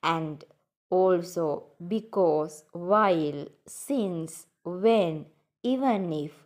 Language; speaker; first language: English; non-native, local second language; Sinhala